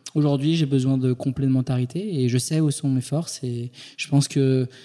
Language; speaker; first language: French; native; French